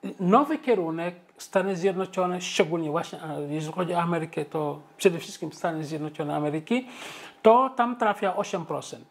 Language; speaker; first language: Polish; non-native, fluent; Wolof